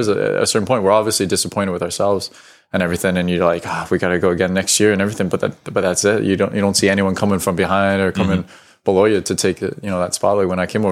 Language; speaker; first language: English; native; English